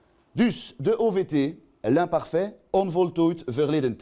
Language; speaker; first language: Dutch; non-native, local second language; French